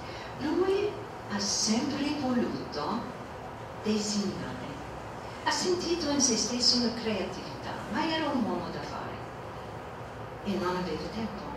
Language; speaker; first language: Italian; non-native, fluent; English